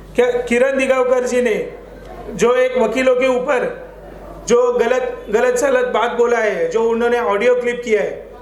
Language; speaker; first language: Hindi; non-native, local second language; Marathi